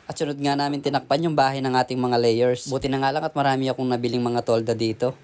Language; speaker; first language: Filipino; non-native, local second language; Pampanga